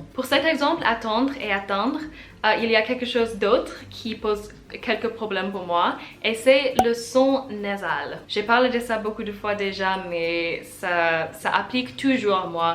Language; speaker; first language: French; non-native, learner; English